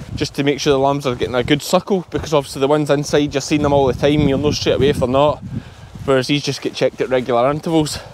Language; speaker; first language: English; native; English